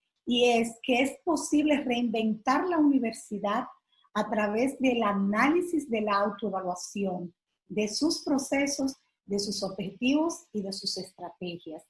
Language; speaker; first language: Spanish; native; Spanish